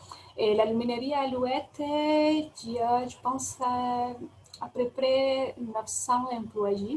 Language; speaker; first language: French; non-native, fluent; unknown